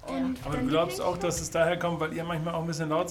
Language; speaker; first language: German; native; German